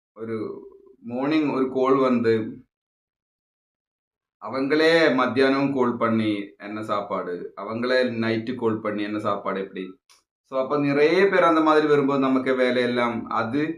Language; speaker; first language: Tamil; non-native, local second language; Malayalam